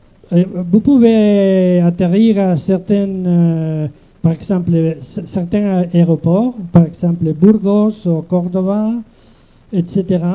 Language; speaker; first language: French; non-native, learner; Spanish